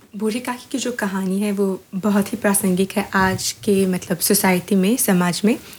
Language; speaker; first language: Hindi; non-native, local second language; Morisyen